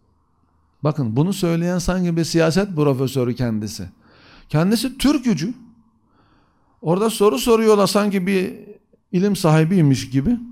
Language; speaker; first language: Turkish; native; Turkish